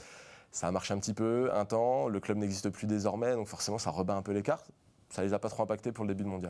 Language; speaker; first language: French; native; French